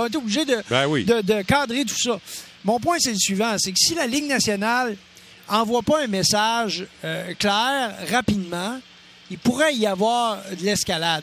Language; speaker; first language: French; native; French